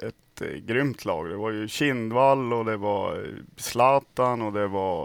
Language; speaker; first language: Swedish; native; Swedish